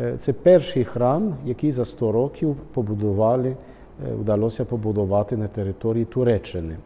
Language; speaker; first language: Ukrainian; early bilingual, heritage; Ukrainian